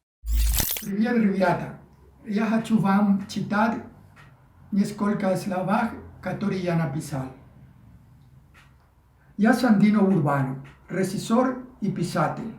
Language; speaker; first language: Russian; non-native, fluent; Spanish